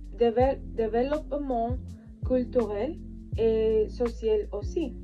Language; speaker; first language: French; non-native, learner; Spanish